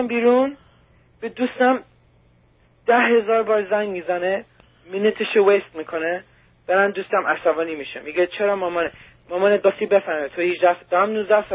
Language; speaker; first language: Persian; early bilingual, heritage; Persian